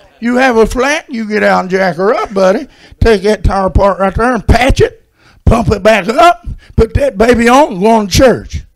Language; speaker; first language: English; native; English